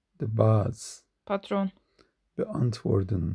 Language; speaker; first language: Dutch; non-native, learner; Turkish